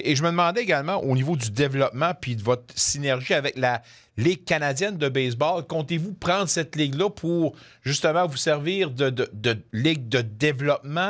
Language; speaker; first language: French; native; French